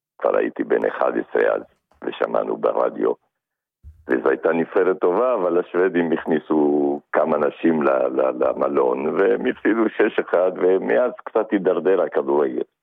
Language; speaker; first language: Hebrew; non-native, fluent; Spanish